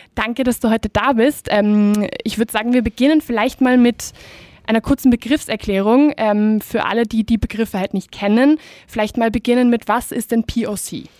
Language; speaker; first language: German; native; German